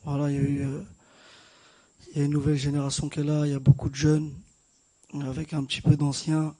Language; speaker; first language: French; native; French